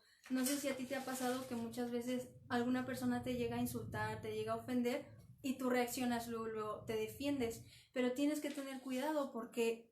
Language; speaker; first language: Spanish; native; Spanish